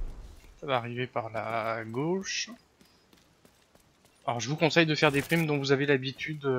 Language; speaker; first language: French; native; French